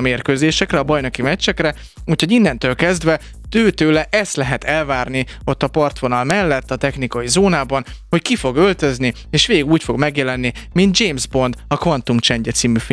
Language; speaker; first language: Hungarian; native; Hungarian